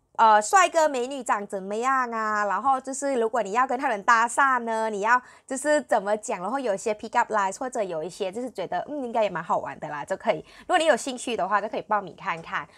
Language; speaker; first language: Chinese; non-native, fluent; Thai